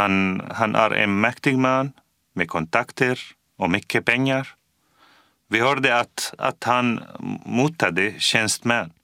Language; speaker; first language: Swedish; non-native, fluent; Arabic